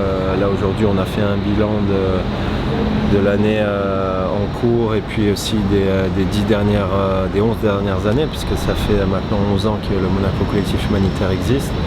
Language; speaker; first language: French; native; French